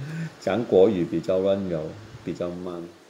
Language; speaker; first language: Chinese; non-native, local second language; Cantonese